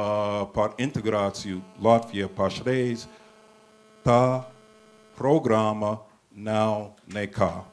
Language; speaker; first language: Latvian; non-native, fluent; English